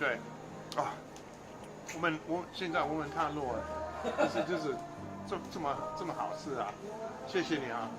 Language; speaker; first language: Chinese; non-native, learner; English